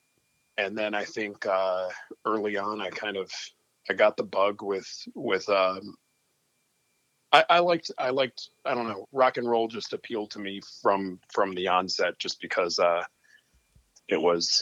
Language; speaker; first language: English; native; English